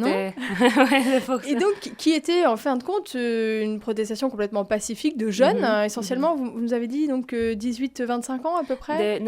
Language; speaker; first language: French; native; French